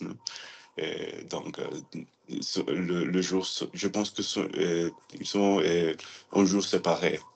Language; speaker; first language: French; non-native, learner; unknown